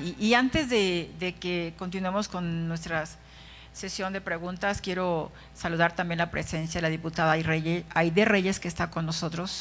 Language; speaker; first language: Spanish; native; Spanish